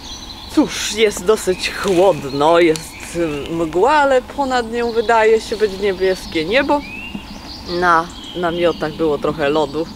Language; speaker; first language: Polish; native; Polish